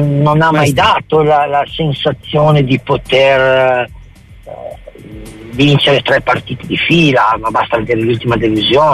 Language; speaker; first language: Italian; native; Italian